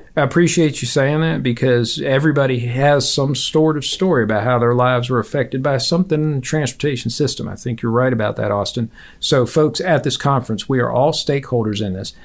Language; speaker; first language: English; native; English